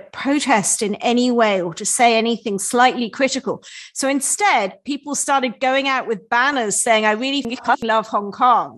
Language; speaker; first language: English; native; English